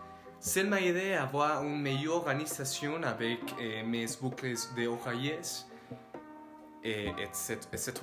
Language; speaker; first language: French; non-native, learner; Spanish